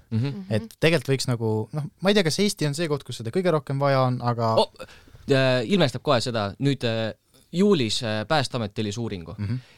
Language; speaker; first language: Estonian; native; Estonian